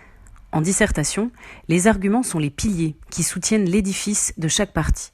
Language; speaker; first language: French; native; French